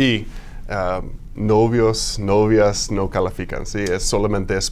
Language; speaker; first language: Spanish; non-native, fluent; English